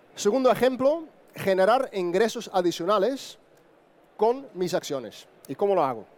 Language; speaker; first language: Spanish; non-native, fluent; Dutch